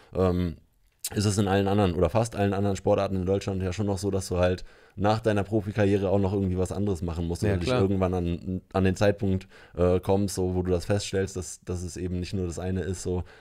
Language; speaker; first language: German; native; German